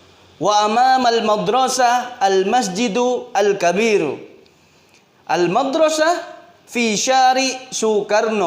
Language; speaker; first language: Arabic; non-native, fluent; Indonesian